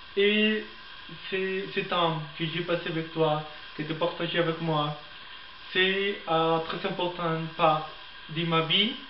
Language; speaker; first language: French; non-native, learner; Spanish